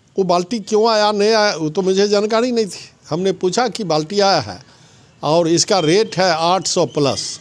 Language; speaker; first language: Hindi; native; Hindi